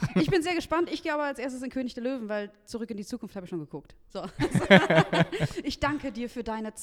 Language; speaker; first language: German; native; German